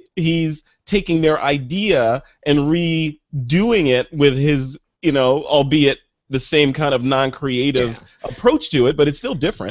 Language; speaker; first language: English; native; English